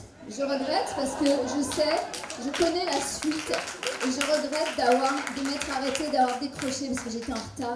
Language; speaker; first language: French; native; French